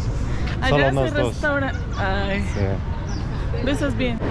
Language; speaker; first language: Spanish; native; Spanish